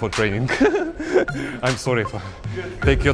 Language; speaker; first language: English; non-native, learner; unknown